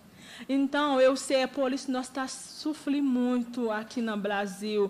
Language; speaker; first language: Portuguese; non-native, learner; Haitian Creole